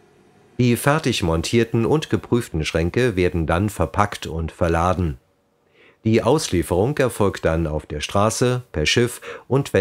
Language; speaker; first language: German; native; German